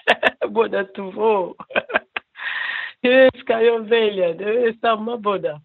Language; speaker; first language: Swedish; non-native, learner; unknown